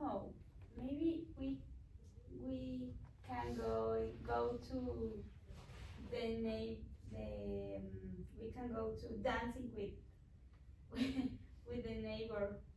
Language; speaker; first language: English; non-native, learner; Spanish